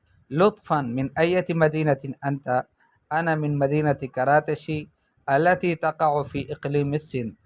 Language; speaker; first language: Arabic; non-native, fluent; Urdu